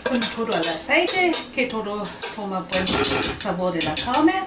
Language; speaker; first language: Spanish; non-native, fluent; Swedish